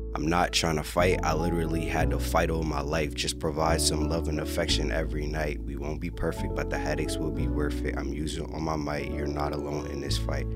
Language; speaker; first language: English; native; English